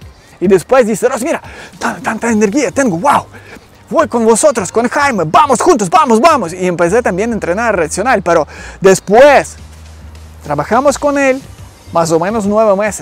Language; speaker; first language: Spanish; non-native, learner; Ukrainian